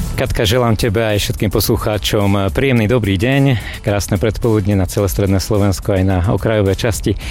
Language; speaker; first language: Slovak; native; Slovak